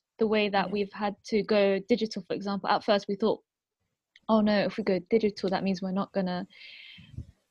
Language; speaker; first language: English; non-native, local second language; Arabic